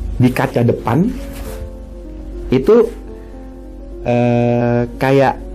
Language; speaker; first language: Indonesian; native; Indonesian